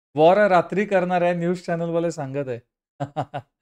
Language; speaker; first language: Hindi; non-native, local second language; Marathi